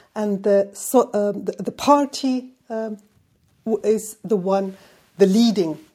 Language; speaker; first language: English; non-native, fluent; Arabic